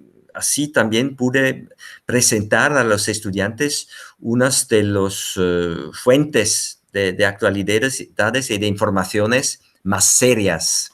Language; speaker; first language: Spanish; non-native, fluent; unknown